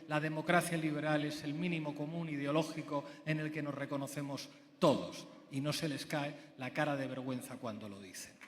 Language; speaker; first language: Spanish; native; Spanish